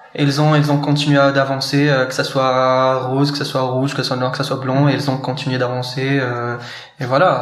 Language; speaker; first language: French; non-native, local second language; Arabic